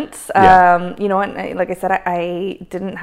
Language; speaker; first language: English; native; English